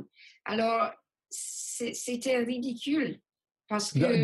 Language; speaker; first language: French; non-native, local second language; English